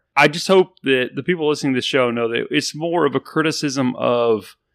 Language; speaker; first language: English; native; English